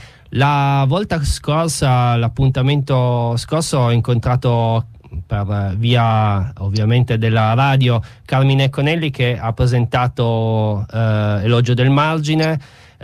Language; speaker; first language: Italian; native; Italian